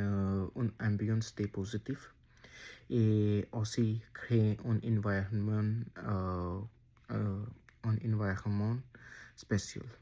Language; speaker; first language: French; non-native, learner; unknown